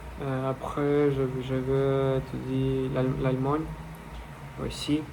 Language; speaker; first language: French; non-native, learner; Russian